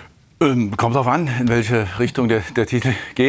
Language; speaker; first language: German; native; German